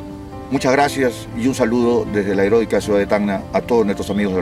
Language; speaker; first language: Spanish; native; Spanish